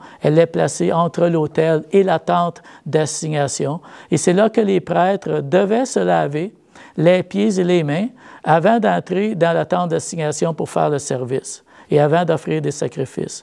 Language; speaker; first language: French; native; French